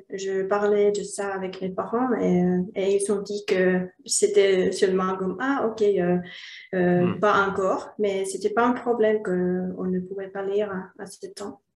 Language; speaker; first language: French; non-native, learner; Finnish